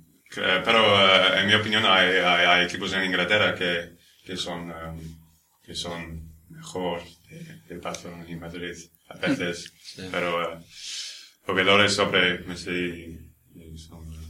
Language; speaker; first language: Spanish; non-native, learner; English